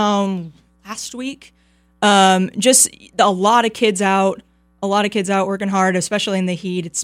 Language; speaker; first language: English; native; English